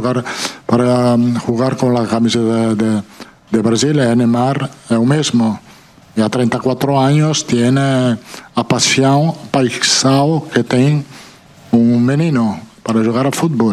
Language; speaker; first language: Portuguese; non-native, fluent; Italian